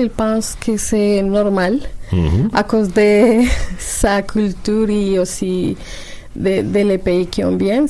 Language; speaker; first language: French; non-native, learner; Spanish